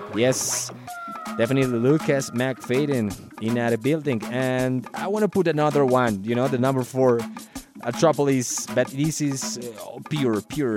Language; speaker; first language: English; non-native, fluent; Spanish